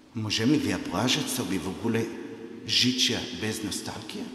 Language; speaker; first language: Polish; non-native, fluent; Hebrew